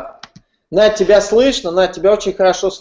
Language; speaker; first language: Russian; native; Russian